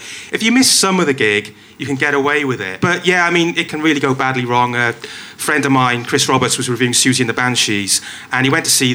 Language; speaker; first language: English; native; English